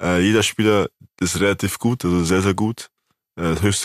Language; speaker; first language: German; native; German